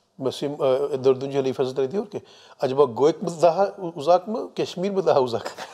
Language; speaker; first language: Turkish; non-native, fluent; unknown